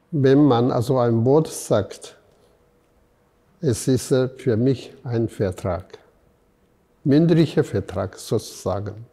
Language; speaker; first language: German; non-native, fluent; Chinese